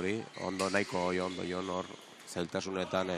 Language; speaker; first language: Basque; native; Basque